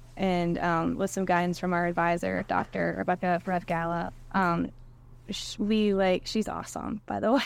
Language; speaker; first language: English; native; English